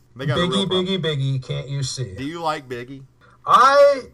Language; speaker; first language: English; native; English